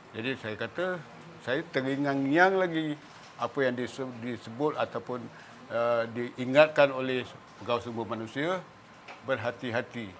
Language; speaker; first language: Malay; native; Malay